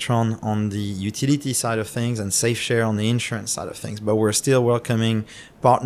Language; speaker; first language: English; non-native, fluent; French